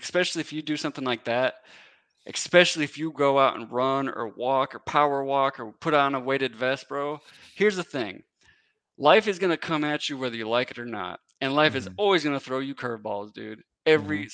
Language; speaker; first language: English; native; English